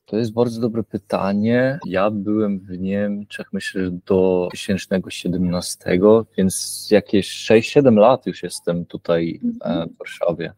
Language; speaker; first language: Polish; early bilingual, heritage; Polish